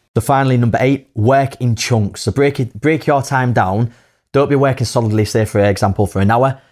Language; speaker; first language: English; native; English